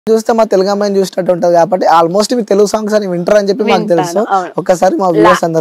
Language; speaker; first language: Telugu; native; Telugu